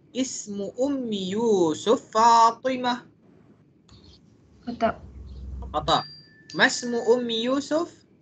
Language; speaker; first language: Arabic; non-native, fluent; Malay